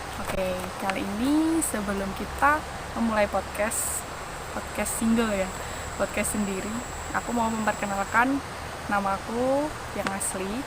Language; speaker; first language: Indonesian; non-native, local second language; Javanese